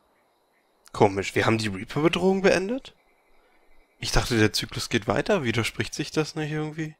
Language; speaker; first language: German; native; German